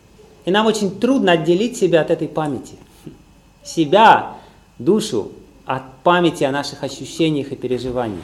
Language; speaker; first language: Russian; native; Russian